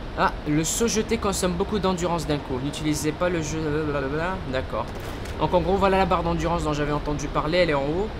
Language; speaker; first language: French; native; French